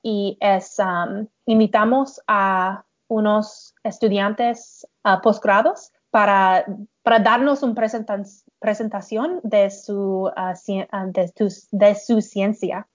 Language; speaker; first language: Spanish; non-native, learner; English